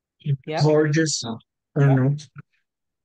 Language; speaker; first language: English; non-native, learner; Spanish